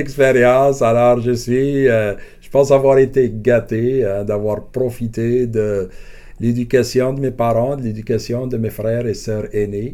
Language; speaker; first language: French; non-native, local second language; Arabic